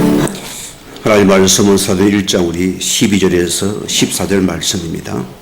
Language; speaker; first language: Korean; native; Korean